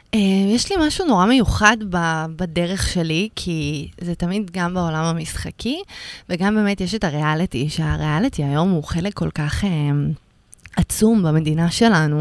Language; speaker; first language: Hebrew; early bilingual, other home language; Russian